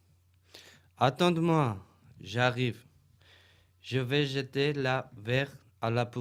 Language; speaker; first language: French; non-native, learner; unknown